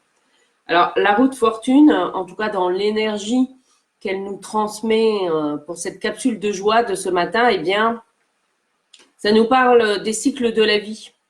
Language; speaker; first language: French; native; French